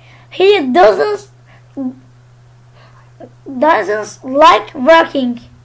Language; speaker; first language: English; non-native, learner; Turkish